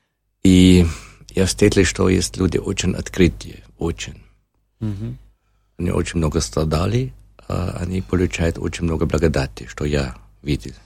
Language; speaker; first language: Russian; non-native, learner; German